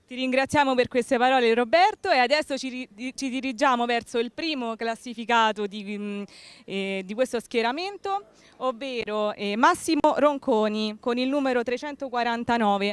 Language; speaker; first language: Italian; native; Italian